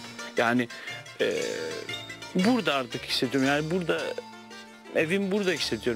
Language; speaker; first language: Turkish; non-native, fluent; Greek